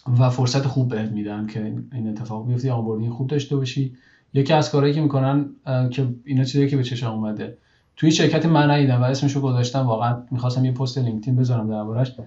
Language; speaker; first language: Persian; native; Persian